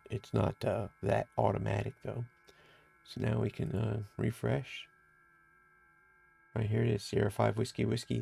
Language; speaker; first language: English; native; English